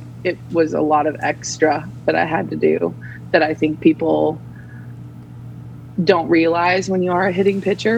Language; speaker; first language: English; native; English